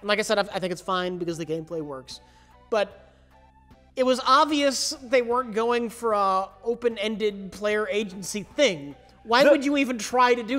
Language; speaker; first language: English; native; English